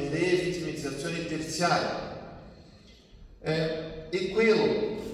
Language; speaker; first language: Italian; non-native, fluent; Portuguese